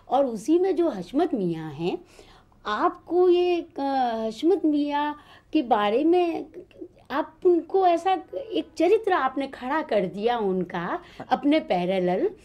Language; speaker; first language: Hindi; native; Hindi